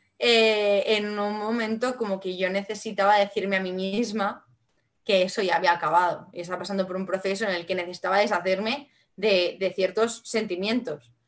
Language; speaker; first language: Spanish; non-native, local second language; Catalan